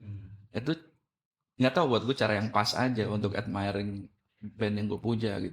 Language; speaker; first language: Indonesian; native; Indonesian